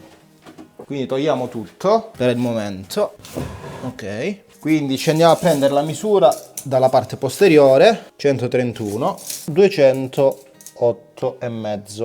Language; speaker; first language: Italian; native; Italian